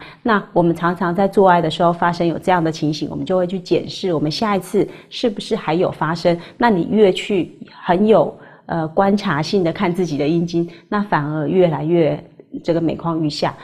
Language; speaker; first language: Chinese; native; Chinese